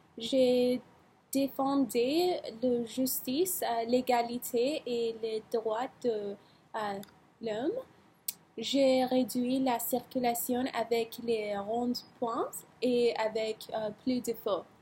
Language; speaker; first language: French; non-native, learner; English